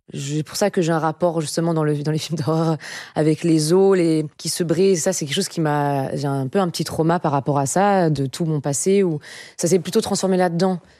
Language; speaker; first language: French; native; French